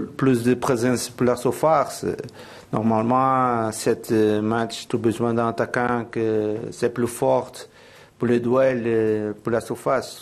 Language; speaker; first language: French; non-native, learner; Portuguese